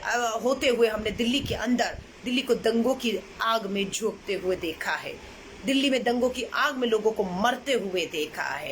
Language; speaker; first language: Hindi; native; Hindi